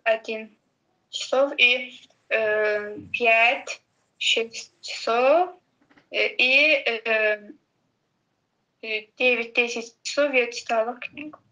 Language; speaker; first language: Russian; non-native, learner; Azerbaijani